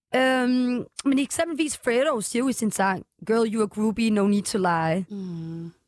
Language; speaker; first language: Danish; native; Danish